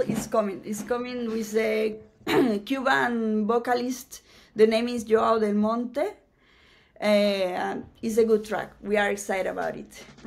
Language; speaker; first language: English; non-native, learner; Spanish